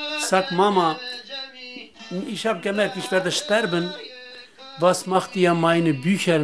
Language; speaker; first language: German; non-native, learner; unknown